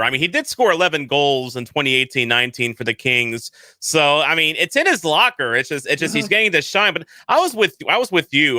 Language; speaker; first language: English; native; English